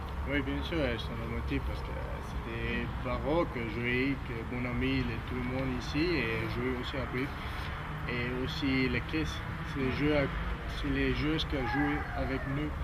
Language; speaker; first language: French; non-native, learner; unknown